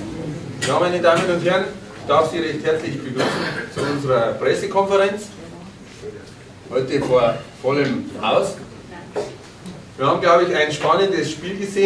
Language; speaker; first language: German; native; German